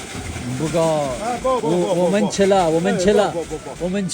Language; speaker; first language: Chinese; non-native, learner; Urdu